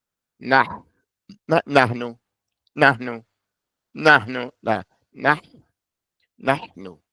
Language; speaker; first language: Arabic; non-native, fluent; English